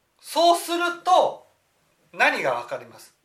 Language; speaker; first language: Japanese; native; Japanese